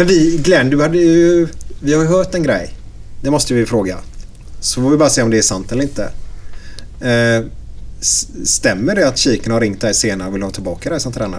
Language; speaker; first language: Swedish; native; Swedish